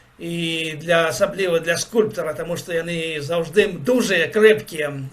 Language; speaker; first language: Belarusian; native; Belarusian